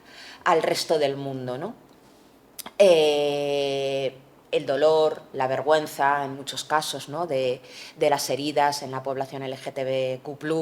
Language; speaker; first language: Spanish; native; Spanish